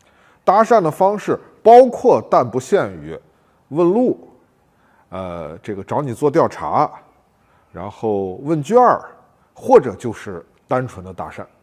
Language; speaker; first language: Chinese; native; Chinese